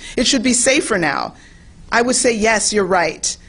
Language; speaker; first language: English; native; English